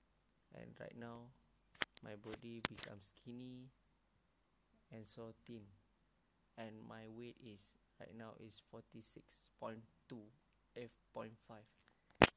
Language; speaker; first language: English; non-native, learner; Malay